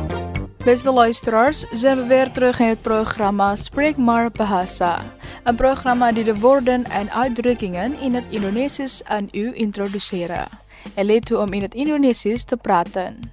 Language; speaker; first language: Dutch; non-native, learner; Indonesian